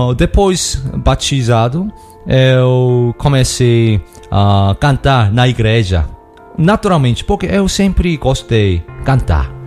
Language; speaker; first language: Portuguese; non-native, learner; Korean